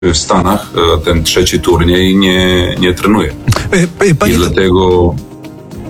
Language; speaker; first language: Polish; non-native, fluent; Serbian